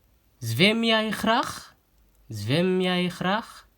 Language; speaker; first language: Dutch; non-native, fluent; Tigrinya